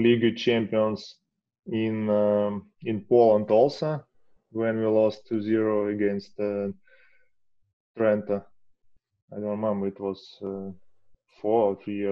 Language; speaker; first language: English; non-native, learner; Russian